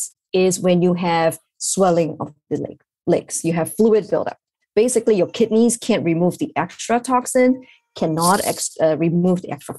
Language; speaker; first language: English; non-native, local second language; Chinese